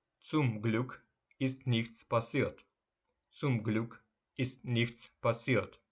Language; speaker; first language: German; non-native, fluent; Ukrainian